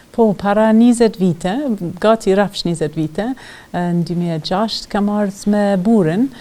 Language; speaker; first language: Albanian; non-native, fluent; English